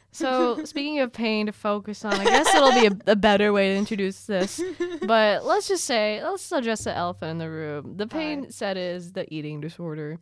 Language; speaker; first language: English; early bilingual, other home language; Filipino